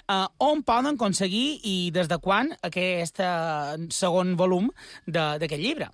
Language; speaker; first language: Catalan; native; Catalan